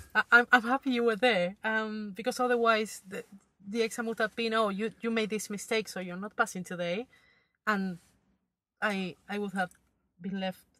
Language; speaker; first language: English; non-native, fluent; Spanish